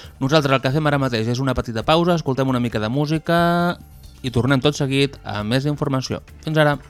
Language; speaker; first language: Catalan; native; Catalan